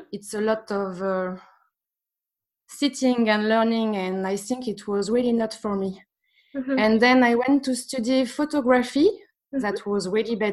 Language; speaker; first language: English; non-native, fluent; French